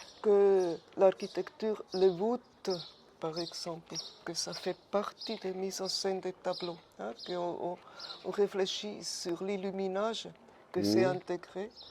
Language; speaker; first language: French; non-native, fluent; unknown